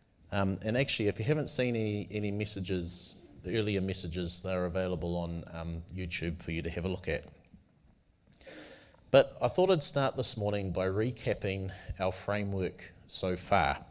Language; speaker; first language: English; native; English